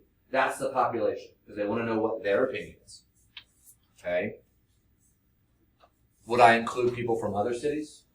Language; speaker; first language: English; native; English